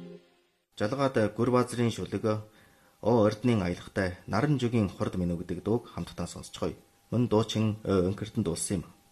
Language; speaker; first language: Mongolian; native; Mongolian